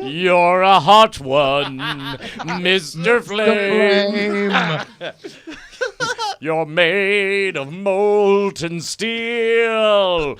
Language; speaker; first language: English; native; English